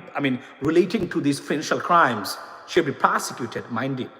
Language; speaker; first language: English; non-native, local second language; Bangla